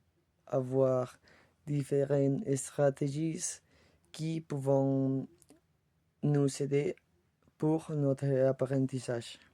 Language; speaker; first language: French; non-native, learner; Spanish